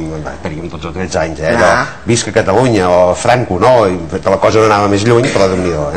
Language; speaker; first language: Catalan; native; Catalan